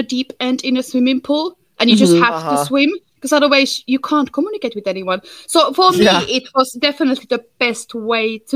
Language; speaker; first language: English; non-native, fluent; Finnish